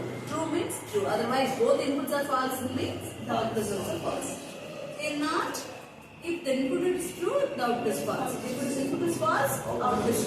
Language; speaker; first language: English; non-native, local second language; Tamil